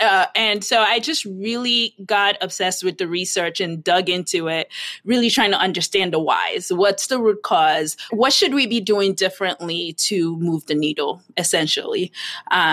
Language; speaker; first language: English; non-native, local second language; Yoruba